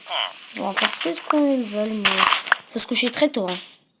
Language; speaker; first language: French; native; French